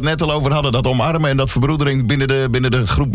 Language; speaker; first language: Dutch; native; Dutch